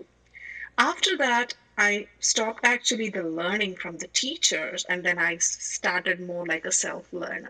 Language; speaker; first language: English; non-native, local second language; Malayalam